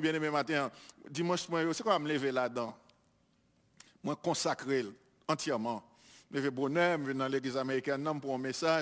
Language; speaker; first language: French; non-native, local second language; Haitian Creole